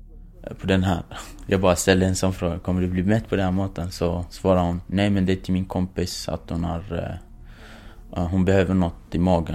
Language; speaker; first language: Swedish; non-native, fluent; Kurdish